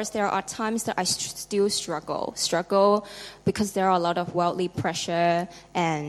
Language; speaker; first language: English; non-native, local second language; Cantonese